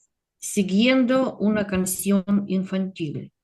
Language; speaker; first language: Spanish; non-native, learner; Russian